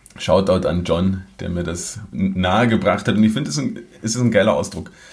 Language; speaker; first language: German; native; German